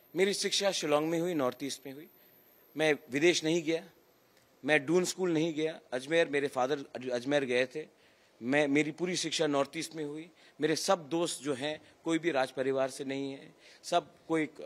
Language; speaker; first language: Hindi; non-native, local second language; Kok Borok